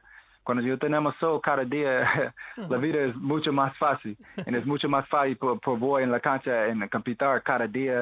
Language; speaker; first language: Spanish; non-native, learner; English